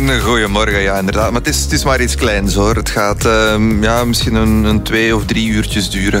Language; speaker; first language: Dutch; native; Dutch